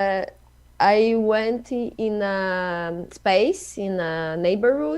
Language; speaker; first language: English; non-native, learner; Portuguese